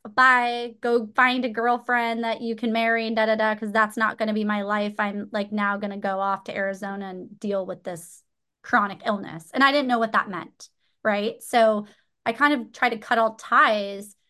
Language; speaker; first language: English; native; English